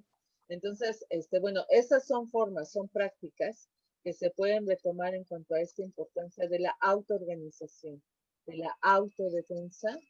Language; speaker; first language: Spanish; native; Spanish